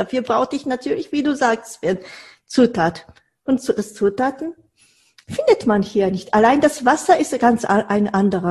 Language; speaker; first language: German; non-native, fluent; Japanese